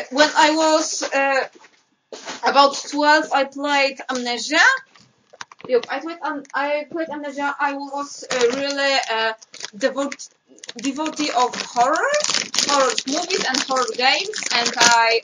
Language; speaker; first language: English; non-native, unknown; Polish